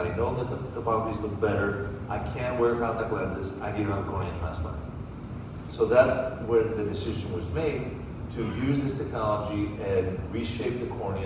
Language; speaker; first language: English; non-native, fluent; Greek